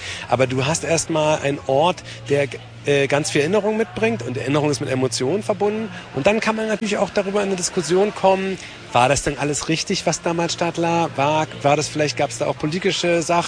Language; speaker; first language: German; native; German